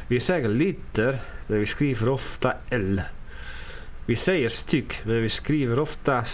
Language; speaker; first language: Swedish; non-native, learner; English